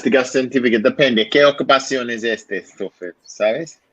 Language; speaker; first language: Spanish; non-native, learner; English